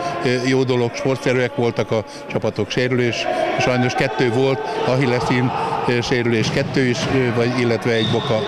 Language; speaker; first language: Hungarian; native; Hungarian